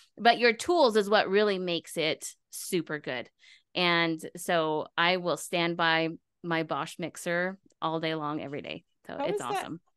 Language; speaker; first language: English; native; English